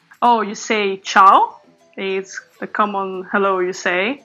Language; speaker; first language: English; non-native, fluent; Italian